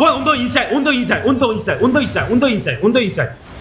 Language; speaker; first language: English; non-native, learner; Korean